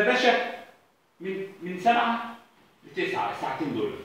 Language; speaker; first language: Arabic; native; Arabic